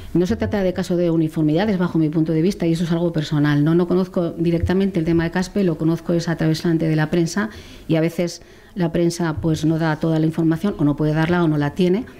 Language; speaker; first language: Spanish; native; Spanish